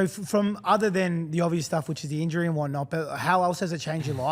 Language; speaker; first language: English; native; English